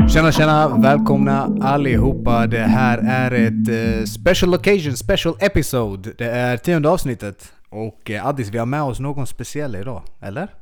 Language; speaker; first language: Swedish; early bilingual, other home language; Albanian